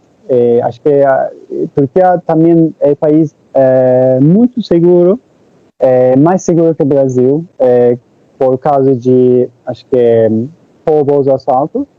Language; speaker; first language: Portuguese; non-native, learner; Turkish